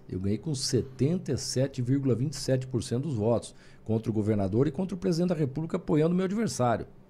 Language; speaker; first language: Portuguese; native; Portuguese